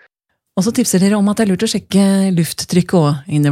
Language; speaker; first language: Norwegian; native; Norwegian